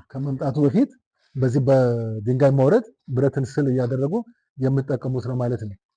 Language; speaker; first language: Amharic; non-native, local second language; Wolaytta